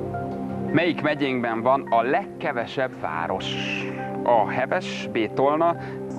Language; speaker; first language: Hungarian; native; Hungarian